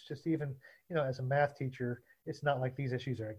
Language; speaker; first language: English; native; English